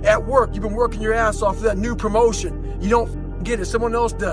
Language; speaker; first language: English; native; English